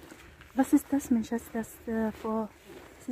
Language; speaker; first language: German; non-native, learner; Cebuano